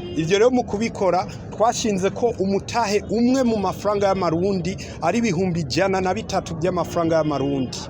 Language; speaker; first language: Rundi; early bilingual, heritage; Rundi